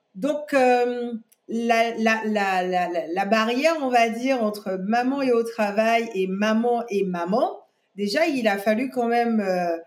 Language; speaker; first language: French; native; French